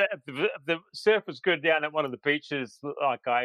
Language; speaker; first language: English; native; English